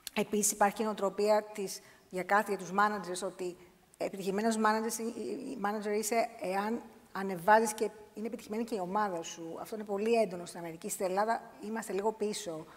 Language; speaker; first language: Greek; native; Greek